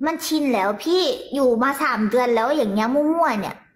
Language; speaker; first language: Thai; early bilingual, other home language; Korean